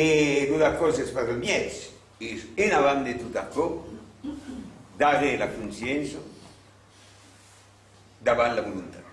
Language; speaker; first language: Italian; non-native, learner; Occitan